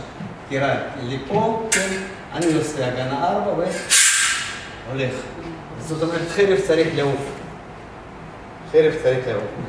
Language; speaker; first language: Hebrew; non-native, fluent; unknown